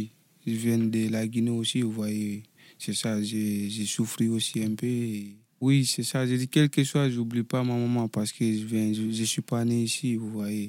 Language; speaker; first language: French; non-native, local second language; Fula